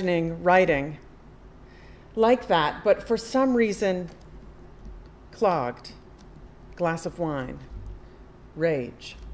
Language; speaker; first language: English; native; English